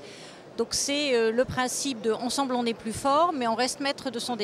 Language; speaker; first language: French; native; French